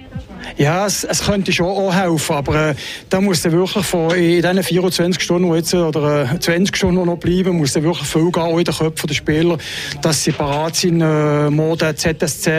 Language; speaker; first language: German; native; German